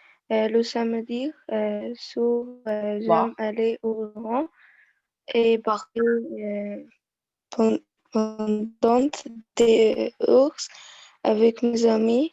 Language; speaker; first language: French; non-native, learner; Arabic